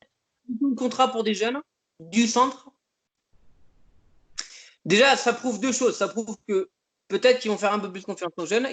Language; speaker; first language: French; native; French